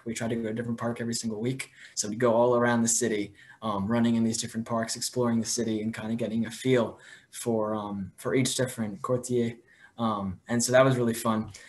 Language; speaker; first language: English; native; English